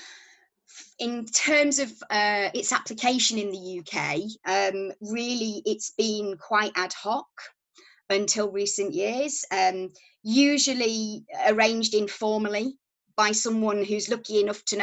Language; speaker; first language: English; native; English